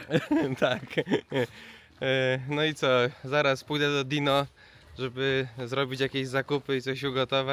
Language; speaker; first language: Polish; native; Polish